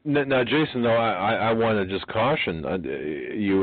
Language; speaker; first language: English; native; English